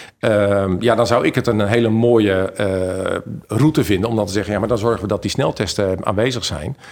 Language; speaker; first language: Dutch; native; Dutch